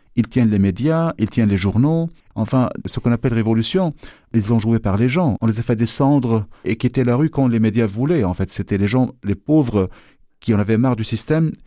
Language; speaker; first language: French; non-native, local second language; Arabic